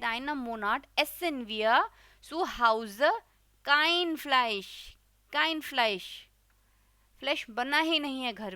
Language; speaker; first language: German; non-native, fluent; Hindi